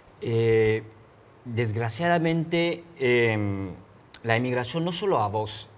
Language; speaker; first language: Spanish; non-native, fluent; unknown